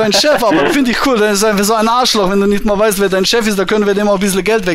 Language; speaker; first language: German; native; German